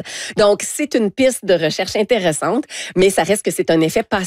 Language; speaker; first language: French; native; French